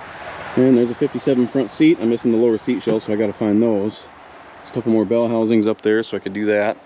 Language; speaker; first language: English; native; English